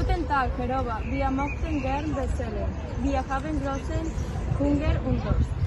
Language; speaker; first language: German; non-native, learner; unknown